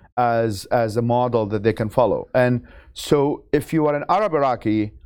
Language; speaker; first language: English; non-native, fluent; Arabic